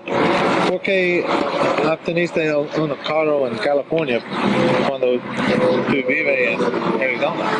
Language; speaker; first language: Spanish; non-native, learner; English